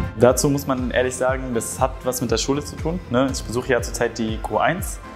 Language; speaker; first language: German; early bilingual, other home language; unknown